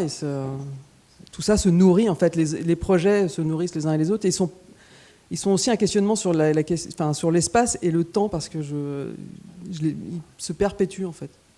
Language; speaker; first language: French; native; French